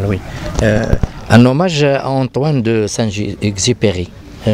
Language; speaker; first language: French; non-native, local second language; Arabic